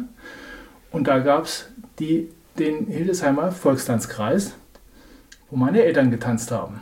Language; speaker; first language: German; native; German